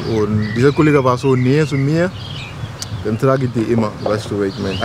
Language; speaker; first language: German; non-native, learner; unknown